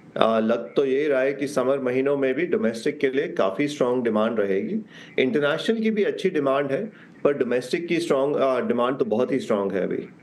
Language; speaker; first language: Hindi; native; Hindi